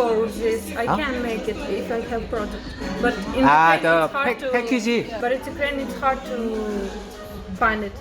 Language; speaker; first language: English; non-native, learner; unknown